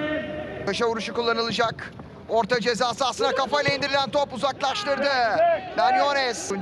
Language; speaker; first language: Turkish; native; Turkish